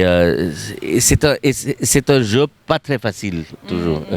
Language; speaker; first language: French; non-native, fluent; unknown